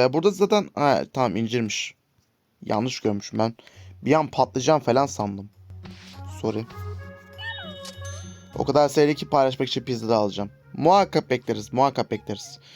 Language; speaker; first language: Turkish; native; Turkish